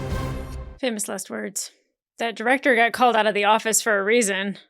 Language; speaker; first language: English; native; English